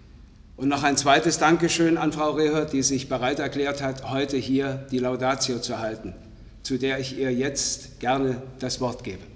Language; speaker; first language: German; native; German